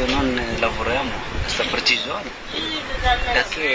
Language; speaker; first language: Italian; non-native, learner; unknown